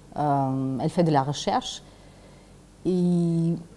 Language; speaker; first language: French; non-native, fluent; Albanian